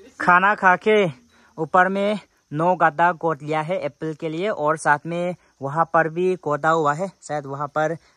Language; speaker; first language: Hindi; non-native, local second language; Garo